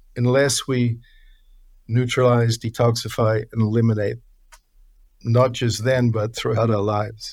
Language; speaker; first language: English; native; English